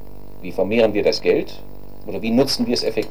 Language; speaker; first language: German; native; German